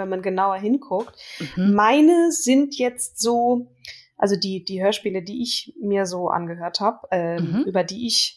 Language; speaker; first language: German; native; German